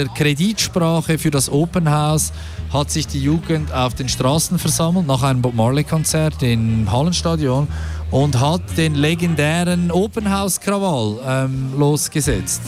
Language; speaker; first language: German; native; German